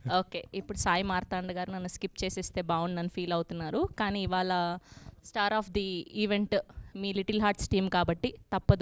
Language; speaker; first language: Telugu; native; Telugu